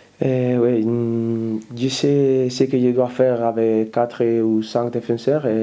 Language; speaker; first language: French; non-native, learner; Spanish